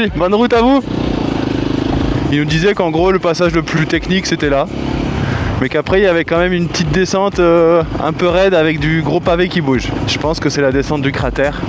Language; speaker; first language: French; native; French